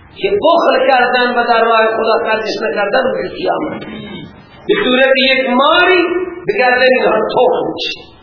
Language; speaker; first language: Persian; native; Persian